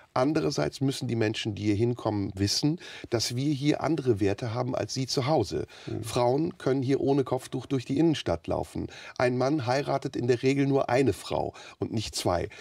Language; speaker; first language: German; early bilingual, other home language; Turkish